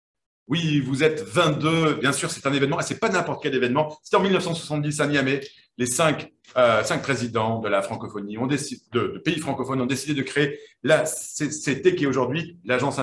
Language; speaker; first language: French; native; French